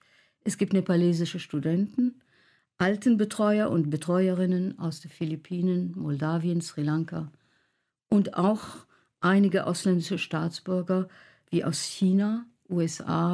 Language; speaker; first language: German; non-native, fluent; Arabic